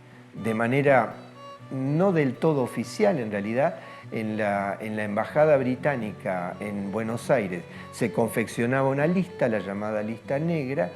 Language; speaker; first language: Spanish; native; Spanish